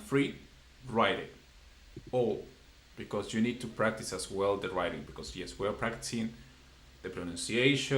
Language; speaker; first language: English; non-native, fluent; Spanish